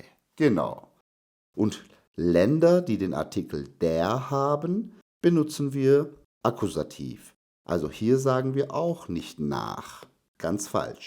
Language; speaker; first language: German; non-native, fluent; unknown